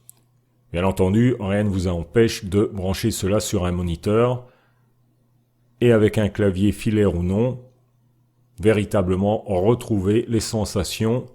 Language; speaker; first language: French; native; French